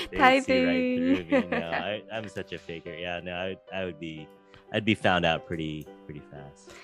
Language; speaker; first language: English; native; English